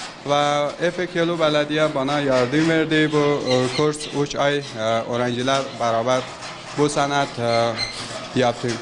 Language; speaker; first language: Turkish; non-native, learner; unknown